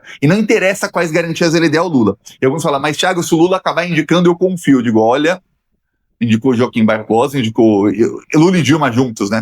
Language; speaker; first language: Portuguese; native; Portuguese